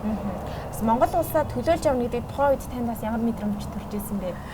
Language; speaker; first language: Mongolian; native; Mongolian